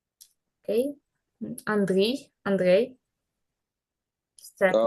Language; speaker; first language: English; non-native, learner; Ukrainian